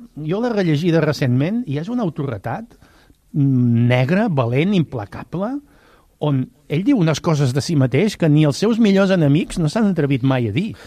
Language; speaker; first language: Catalan; native; Catalan